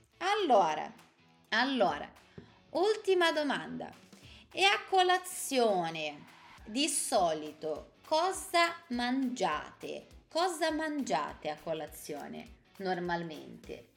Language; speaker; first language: Italian; non-native, fluent; Portuguese